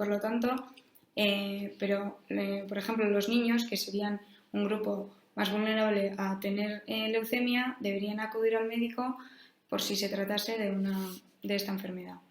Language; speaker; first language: Spanish; native; Spanish